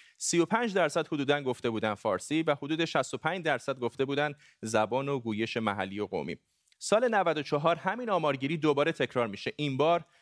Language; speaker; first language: Persian; non-native, local second language; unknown